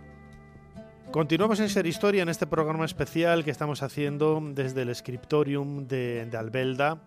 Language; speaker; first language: Spanish; native; Spanish